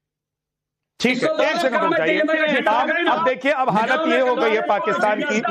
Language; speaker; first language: Hindi; native; Hindi